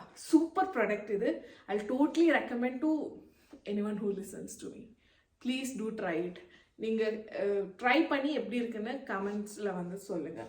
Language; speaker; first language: Tamil; non-native, local second language; Malayalam